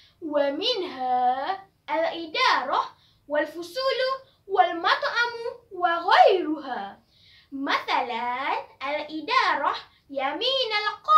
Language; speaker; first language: Arabic; non-native, learner; Malay